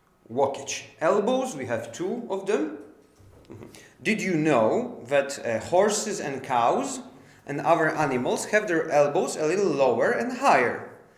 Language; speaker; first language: English; non-native, fluent; Polish